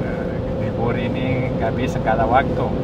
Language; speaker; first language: Indonesian; non-native, learner; Spanish